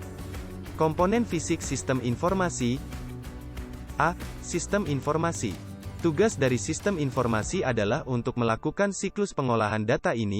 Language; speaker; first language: Indonesian; native; Indonesian